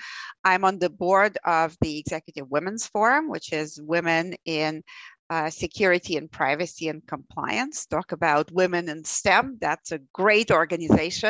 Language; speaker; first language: English; early bilingual, other home language; Russian